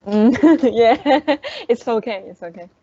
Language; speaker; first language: English; non-native, learner; Chinese